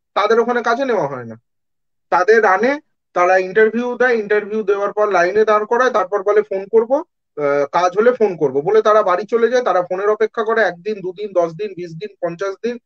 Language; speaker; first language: Bangla; native; Bangla